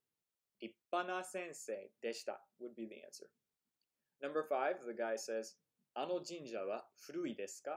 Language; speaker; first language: Japanese; non-native, fluent; English